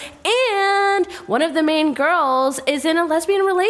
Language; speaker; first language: English; native; English